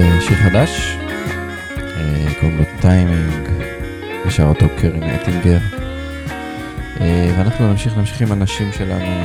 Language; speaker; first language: Hebrew; native; Hebrew